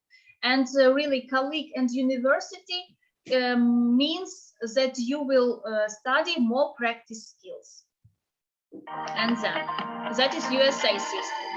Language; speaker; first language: English; non-native, fluent; Ukrainian